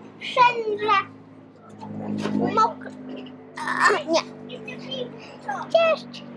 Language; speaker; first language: Polish; early bilingual, heritage; Polish